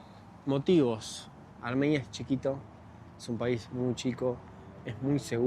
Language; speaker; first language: Spanish; native; Spanish